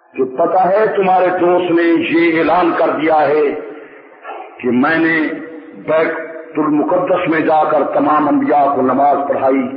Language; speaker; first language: Urdu; native; Urdu